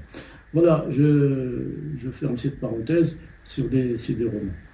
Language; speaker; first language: French; non-native, local second language; Tachelhit